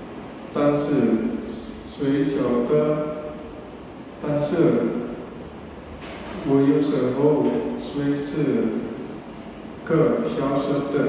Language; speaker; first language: Chinese; non-native, learner; Indonesian